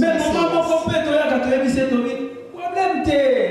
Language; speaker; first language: Swedish; non-native, learner; Lingala